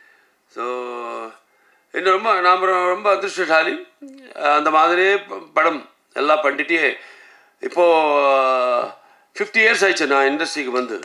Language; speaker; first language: Tamil; non-native, local second language; Telugu